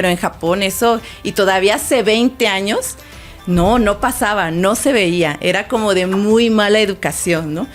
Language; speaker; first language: Spanish; native; Spanish